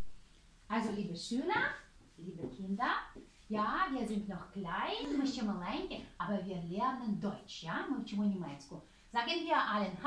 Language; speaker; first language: German; non-native, fluent; Ukrainian